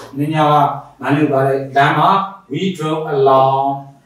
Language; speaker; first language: English; non-native, fluent; Burmese